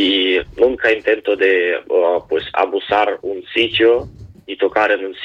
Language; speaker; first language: Spanish; non-native, learner; Ukrainian